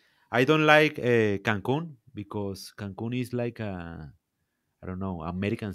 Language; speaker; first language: English; non-native, learner; Spanish